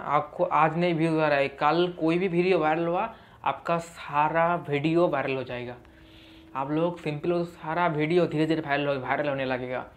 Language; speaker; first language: Hindi; non-native, local second language; Bangla